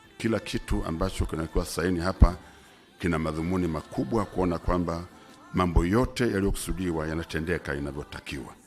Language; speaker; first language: Swahili; native; Swahili